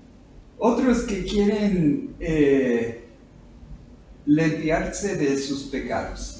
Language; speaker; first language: Spanish; non-native, fluent; English